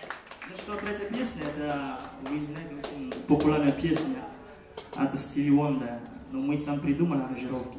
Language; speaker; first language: Russian; non-native, fluent; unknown